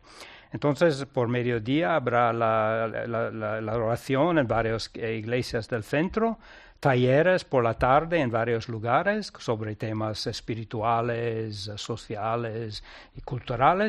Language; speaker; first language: Spanish; non-native, fluent; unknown